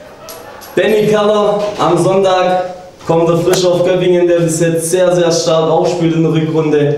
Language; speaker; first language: German; native; German